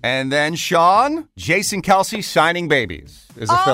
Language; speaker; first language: English; native; English